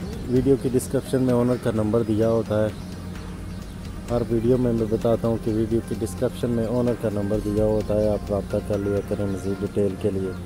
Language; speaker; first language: Hindi; non-native, local second language; Punjabi